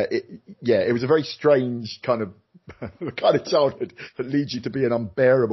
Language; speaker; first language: English; native; English